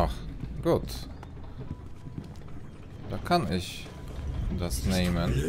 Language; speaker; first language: German; non-native, learner; Polish